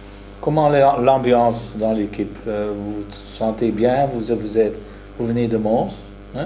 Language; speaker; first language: French; non-native, local second language; Dutch